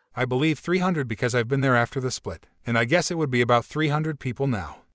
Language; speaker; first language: English; non-native, fluent; Portuguese